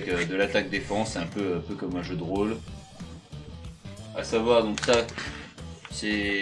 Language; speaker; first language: French; native; French